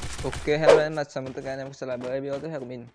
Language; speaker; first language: Vietnamese; native; Vietnamese